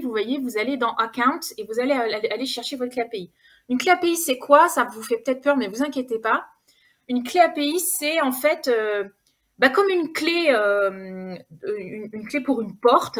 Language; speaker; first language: French; native; French